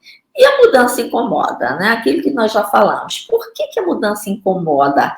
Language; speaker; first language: Portuguese; native; Portuguese